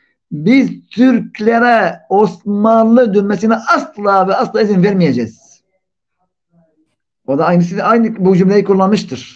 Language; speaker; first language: Turkish; non-native, fluent; Arabic